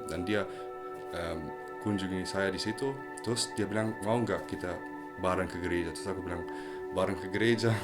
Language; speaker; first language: Indonesian; early bilingual, other home language; German